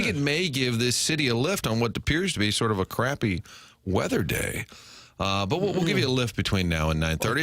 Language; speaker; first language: English; native; English